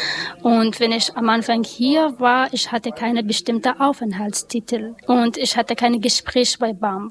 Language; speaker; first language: German; non-native, learner; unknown